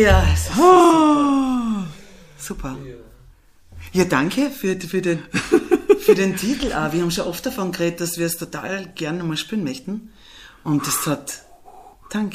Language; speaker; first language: German; native; German